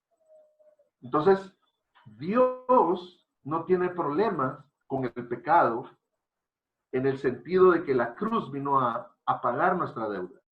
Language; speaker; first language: Spanish; native; Spanish